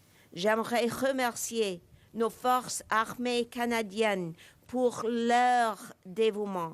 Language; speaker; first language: French; non-native, fluent; English